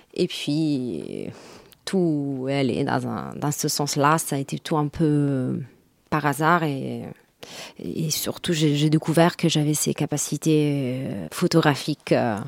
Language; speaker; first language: French; non-native, fluent; Italian